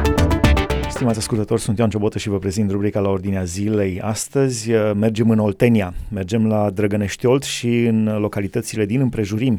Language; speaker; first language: Romanian; native; Romanian